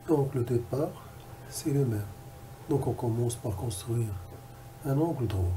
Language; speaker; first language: French; non-native, local second language; Arabic